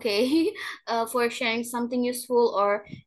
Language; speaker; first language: English; non-native, learner; Indonesian